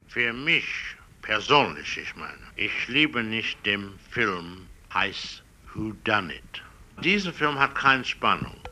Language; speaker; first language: German; non-native, learner; English